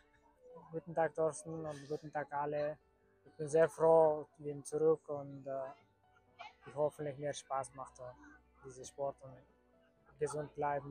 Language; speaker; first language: German; non-native, learner; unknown